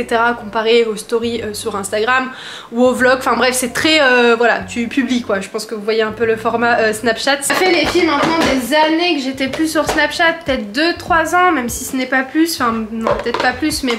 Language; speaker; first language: French; native; French